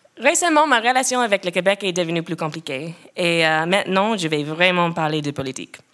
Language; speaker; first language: French; non-native, local second language; English